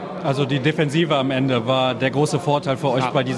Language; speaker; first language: German; native; German